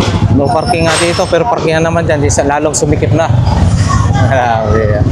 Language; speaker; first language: Filipino; native; Filipino